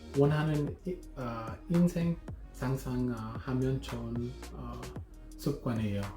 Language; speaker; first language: Korean; non-native, learner; English